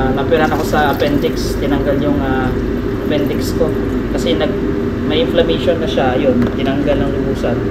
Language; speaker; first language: Filipino; non-native, local second language; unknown